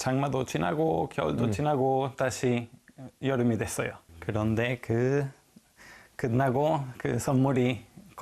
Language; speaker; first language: Korean; non-native, fluent; Spanish